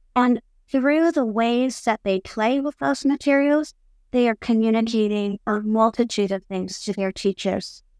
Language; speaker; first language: English; native; English